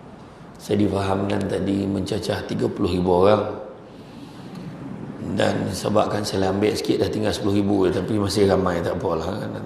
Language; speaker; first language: Malay; native; Malay